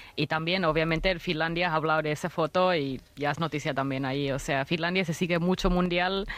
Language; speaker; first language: Spanish; non-native, fluent; Finnish